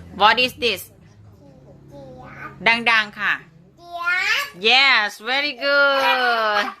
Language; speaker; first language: English; non-native, fluent; Thai